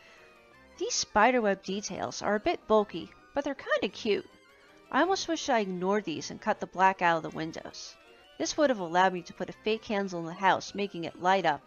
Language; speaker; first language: English; native; English